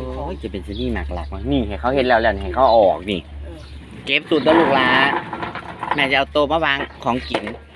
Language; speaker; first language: Thai; native; Thai